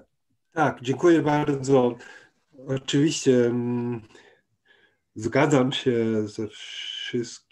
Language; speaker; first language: Polish; non-native, fluent; German